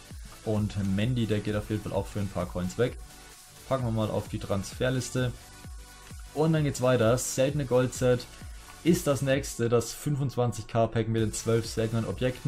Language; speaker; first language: German; native; German